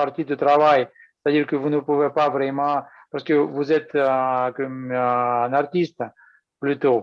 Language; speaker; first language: French; non-native, fluent; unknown